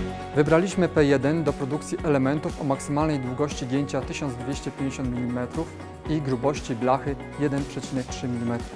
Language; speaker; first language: Polish; native; Polish